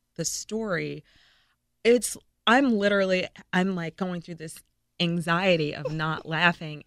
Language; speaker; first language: English; native; English